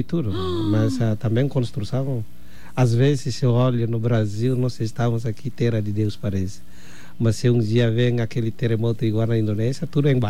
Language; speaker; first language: Portuguese; non-native, fluent; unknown